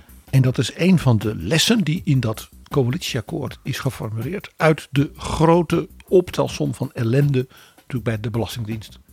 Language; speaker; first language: Dutch; native; Dutch